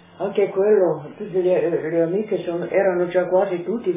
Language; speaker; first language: Italian; non-native, local second language; Slovenian